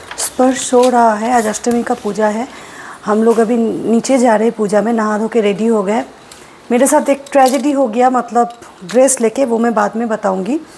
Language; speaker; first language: Hindi; non-native, local second language; Bangla